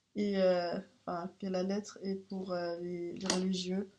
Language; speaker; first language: French; non-native, learner; Danish